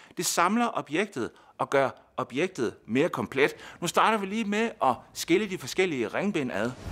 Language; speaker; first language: Danish; native; Danish